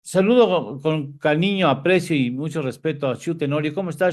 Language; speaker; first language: Spanish; native; Spanish